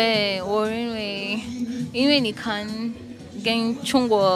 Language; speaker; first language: Chinese; non-native, fluent; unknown